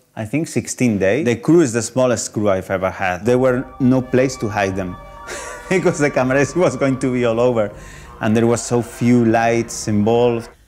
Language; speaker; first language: English; non-native, fluent; Spanish